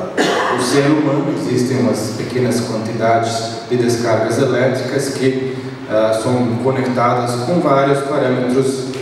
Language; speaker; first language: Portuguese; non-native, fluent; Serbian